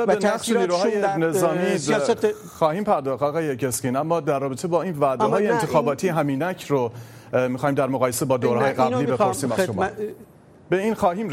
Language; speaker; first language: Persian; native; Persian